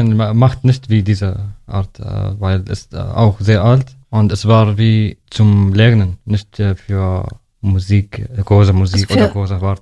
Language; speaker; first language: German; non-native, learner; Arabic